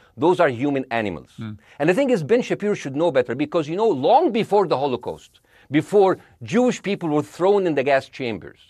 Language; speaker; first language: English; non-native, fluent; Arabic